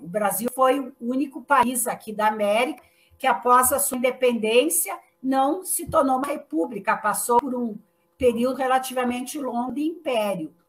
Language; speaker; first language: Portuguese; native; Portuguese